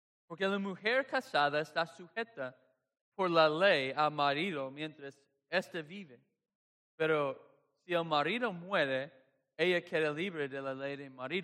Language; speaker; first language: Spanish; non-native, fluent; English